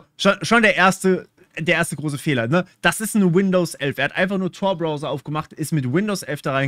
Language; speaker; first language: German; native; German